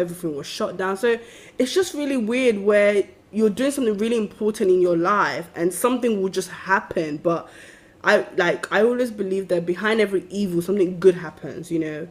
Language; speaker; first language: English; native; English